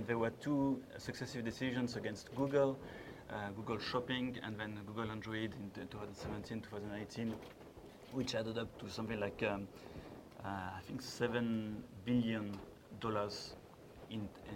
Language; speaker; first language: English; non-native, fluent; French